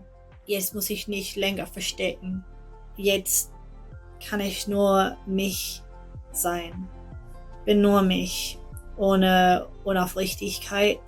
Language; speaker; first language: German; non-native, learner; English